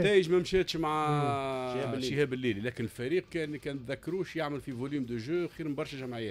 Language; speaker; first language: Arabic; native; Arabic